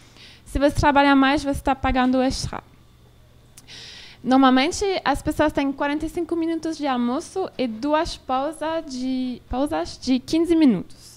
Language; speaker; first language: Portuguese; non-native, learner; French